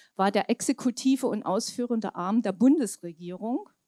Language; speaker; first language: German; native; German